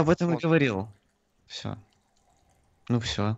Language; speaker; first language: Russian; native; Russian